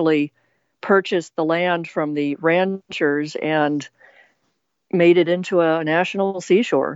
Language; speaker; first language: English; native; English